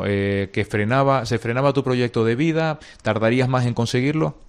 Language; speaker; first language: Spanish; native; Spanish